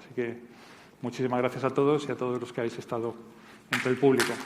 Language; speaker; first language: Spanish; native; Spanish